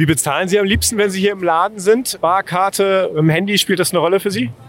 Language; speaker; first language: German; native; German